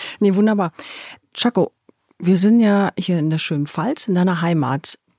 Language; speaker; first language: German; native; German